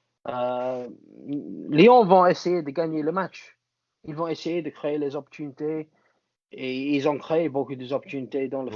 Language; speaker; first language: French; non-native, fluent; English